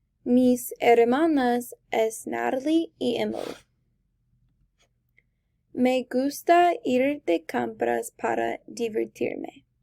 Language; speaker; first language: Spanish; non-native, learner; English